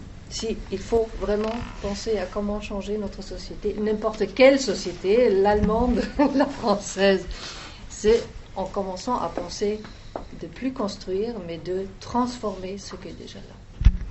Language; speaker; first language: French; non-native, fluent; German